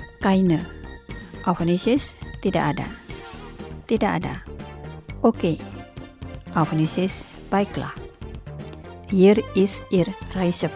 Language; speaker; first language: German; non-native, fluent; Indonesian